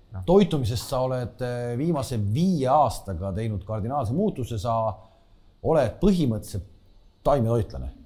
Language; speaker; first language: Estonian; native; Estonian